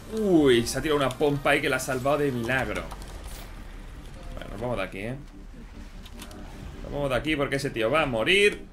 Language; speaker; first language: Spanish; native; Spanish